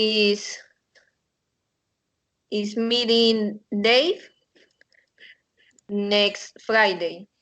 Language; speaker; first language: English; non-native, learner; Spanish